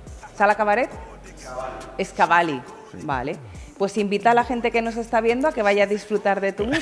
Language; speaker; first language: Spanish; native; Spanish